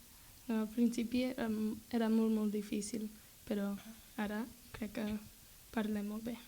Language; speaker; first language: Catalan; non-native, learner; English